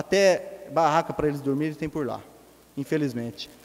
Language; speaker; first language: Portuguese; native; Portuguese